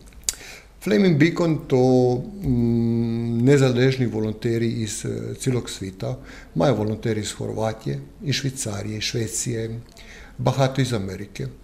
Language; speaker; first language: Ukrainian; non-native, learner; Croatian